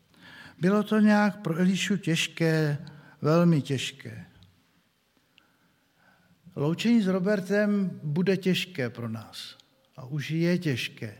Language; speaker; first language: Czech; native; Czech